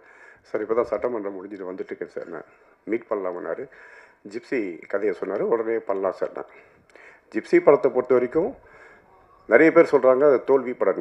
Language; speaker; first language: Tamil; native; Tamil